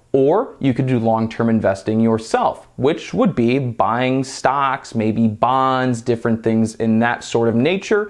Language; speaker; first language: English; native; English